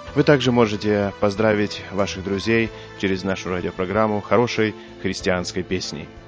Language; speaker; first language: Russian; native; Russian